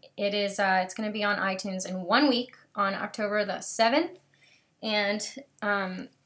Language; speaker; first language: English; native; English